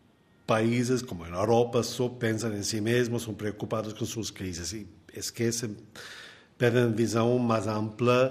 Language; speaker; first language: Portuguese; non-native, fluent; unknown